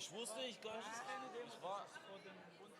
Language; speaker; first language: German; non-native, learner; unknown